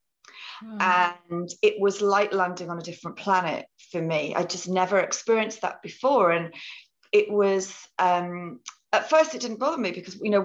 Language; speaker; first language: English; native; English